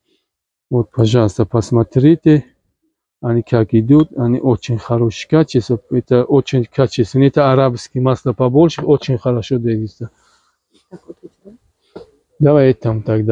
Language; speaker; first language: Russian; non-native, learner; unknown